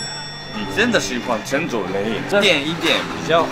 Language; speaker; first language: Chinese; non-native, learner; Japanese